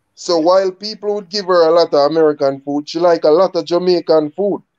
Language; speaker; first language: English; native; English